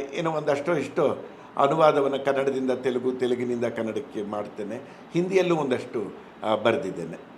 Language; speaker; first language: Kannada; non-native, local second language; Telugu